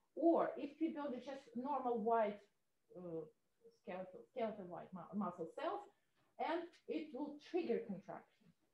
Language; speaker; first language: English; non-native, fluent; Russian